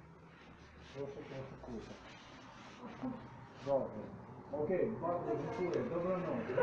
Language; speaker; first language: Polish; non-native, learner; Arabic